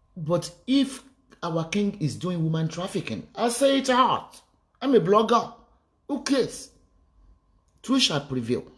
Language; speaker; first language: English; non-native, local second language; Yoruba